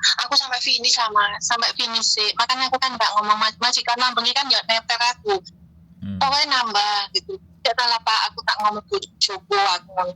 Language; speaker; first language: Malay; non-native, local second language; Javanese